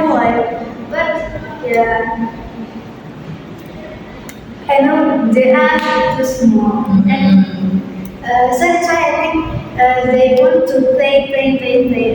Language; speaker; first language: English; non-native, learner; Indonesian